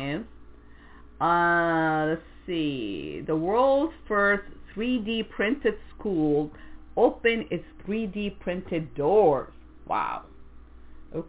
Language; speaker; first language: English; non-native, fluent; French